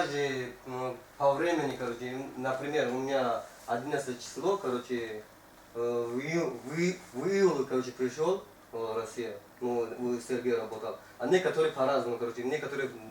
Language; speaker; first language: Russian; non-native, learner; Tajik